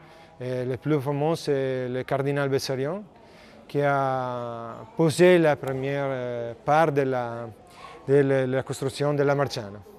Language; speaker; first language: French; non-native, learner; Italian